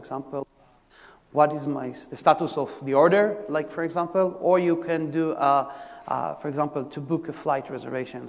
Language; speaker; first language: English; non-native, fluent; Hebrew